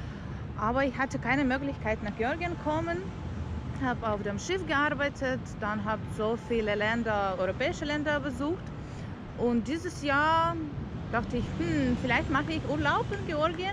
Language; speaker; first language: German; non-native, learner; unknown